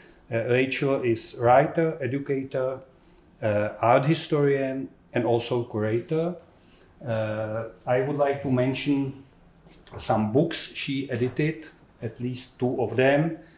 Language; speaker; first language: English; non-native, fluent; Czech